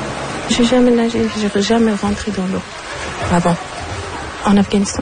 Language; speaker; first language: French; non-native, learner; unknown